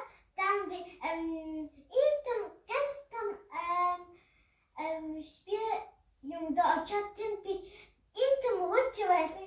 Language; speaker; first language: Mongolian; early bilingual, heritage; Mongolian